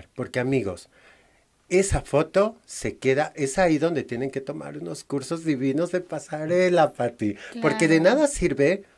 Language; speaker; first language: Spanish; native; Spanish